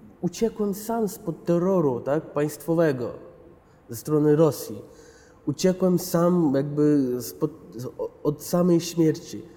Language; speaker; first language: Polish; early bilingual, other home language; Chechen